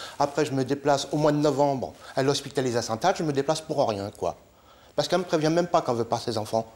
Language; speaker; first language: French; native; French